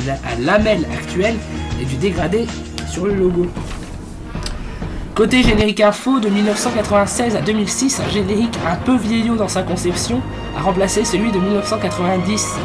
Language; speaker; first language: French; native; French